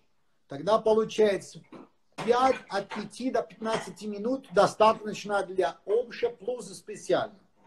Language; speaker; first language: Russian; non-native, fluent; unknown